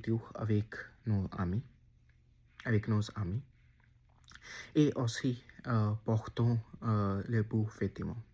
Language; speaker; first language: French; non-native, learner; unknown